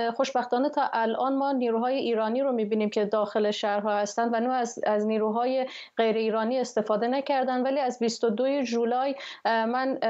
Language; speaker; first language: Persian; non-native, local second language; Arabic